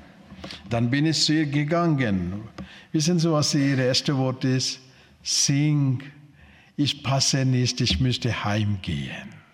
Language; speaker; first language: German; non-native, learner; Telugu